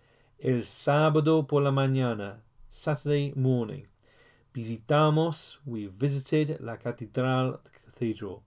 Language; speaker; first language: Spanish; non-native, fluent; English